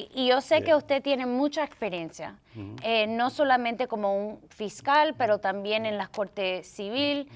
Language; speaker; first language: Spanish; early bilingual, heritage; Spanish